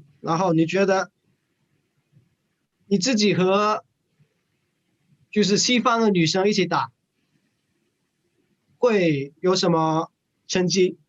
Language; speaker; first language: Chinese; non-native, learner; English